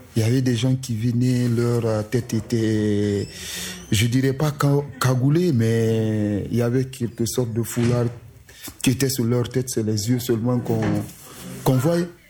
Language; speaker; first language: French; non-native, local second language; Susu